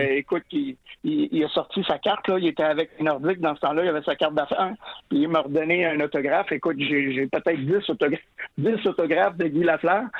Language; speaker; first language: French; native; French